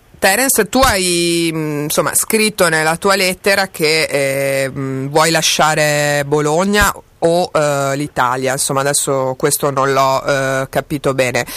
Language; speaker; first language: Italian; native; Italian